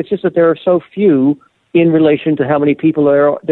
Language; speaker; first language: English; native; English